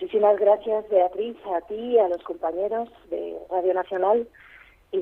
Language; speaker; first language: Spanish; native; Spanish